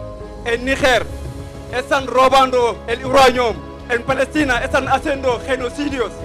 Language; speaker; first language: Spanish; non-native, fluent; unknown